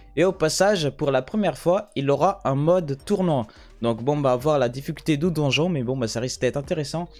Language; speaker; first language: French; native; French